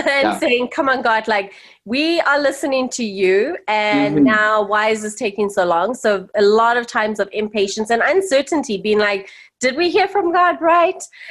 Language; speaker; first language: English; native; English